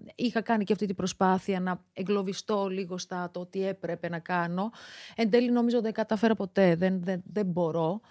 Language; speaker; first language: Greek; early bilingual, other home language; Georgian